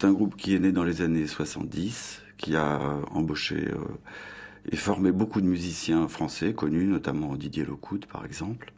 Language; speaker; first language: French; native; French